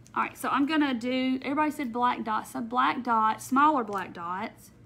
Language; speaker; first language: English; native; English